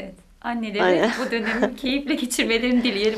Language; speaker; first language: Turkish; native; Turkish